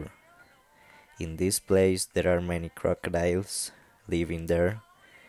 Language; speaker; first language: English; non-native, fluent; Spanish